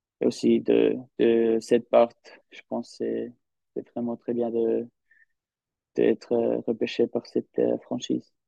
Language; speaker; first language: French; non-native, local second language; German